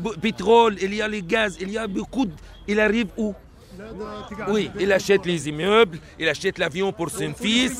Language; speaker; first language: French; non-native, learner; Arabic